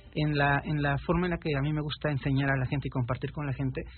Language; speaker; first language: Spanish; native; Spanish